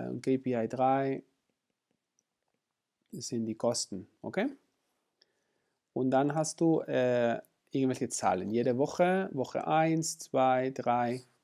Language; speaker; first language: German; non-native, fluent; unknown